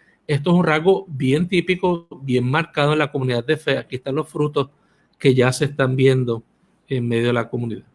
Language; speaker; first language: Spanish; native; Spanish